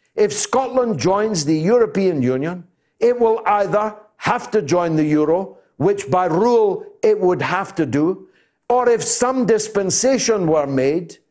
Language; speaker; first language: English; native; English